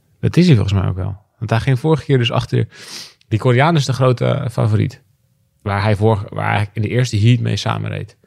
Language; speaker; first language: Dutch; native; Dutch